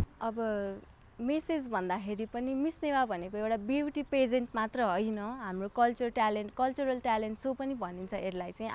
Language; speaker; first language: Nepali; native; Nepali